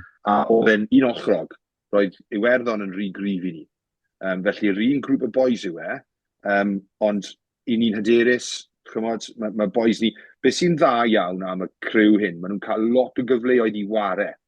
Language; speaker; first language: Welsh; native; Welsh